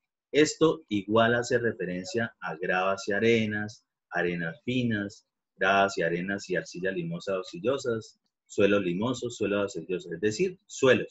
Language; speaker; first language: Spanish; native; Spanish